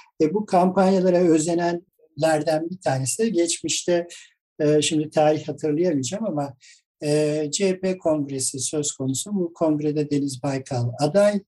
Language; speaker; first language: Turkish; native; Turkish